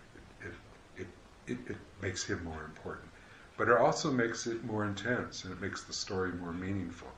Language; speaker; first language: English; native; English